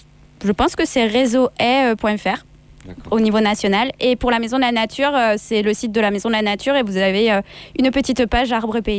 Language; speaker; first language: French; native; French